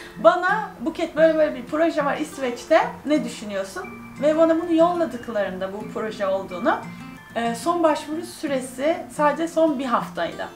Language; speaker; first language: Turkish; native; Turkish